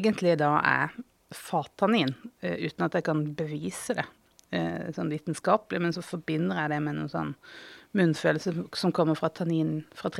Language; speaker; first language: Norwegian; native; Norwegian